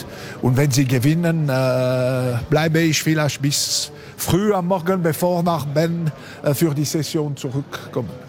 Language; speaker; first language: German; non-native, local second language; French